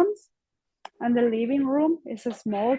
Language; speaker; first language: English; non-native, learner; Spanish